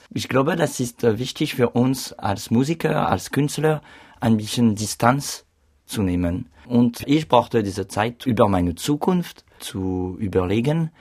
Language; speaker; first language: German; non-native, learner; French